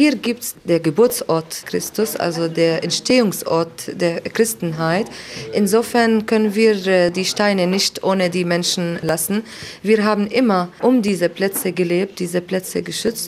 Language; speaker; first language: German; non-native, fluent; Arabic